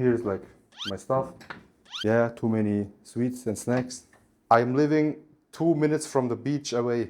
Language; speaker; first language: English; non-native, learner; Turkish